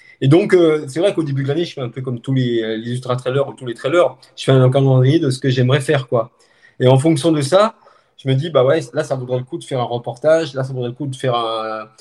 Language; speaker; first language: French; native; French